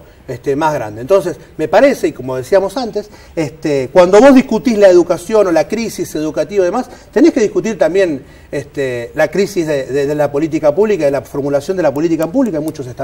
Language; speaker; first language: Spanish; native; Spanish